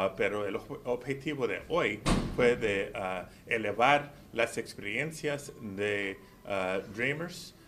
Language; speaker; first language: Spanish; early bilingual, heritage; Spanish